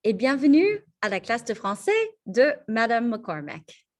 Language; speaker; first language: French; non-native, fluent; English